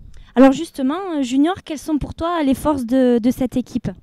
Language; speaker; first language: French; native; French